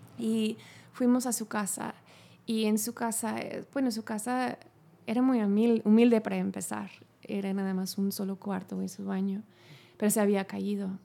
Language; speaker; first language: Spanish; non-native, fluent; English